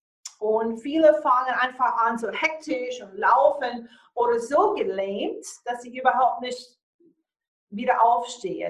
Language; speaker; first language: German; non-native, fluent; English